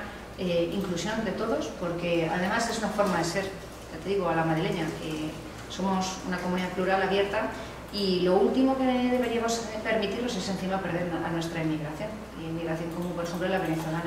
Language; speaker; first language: Spanish; native; Spanish